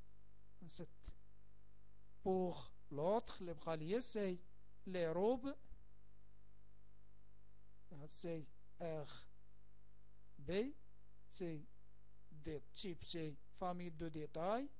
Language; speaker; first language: French; non-native, local second language; Arabic